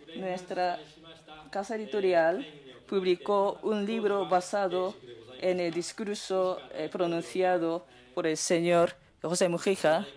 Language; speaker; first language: Spanish; non-native, fluent; Japanese